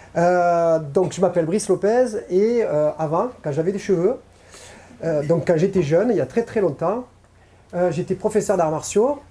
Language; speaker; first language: French; native; French